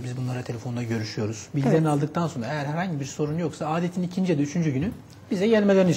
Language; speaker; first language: Turkish; native; Turkish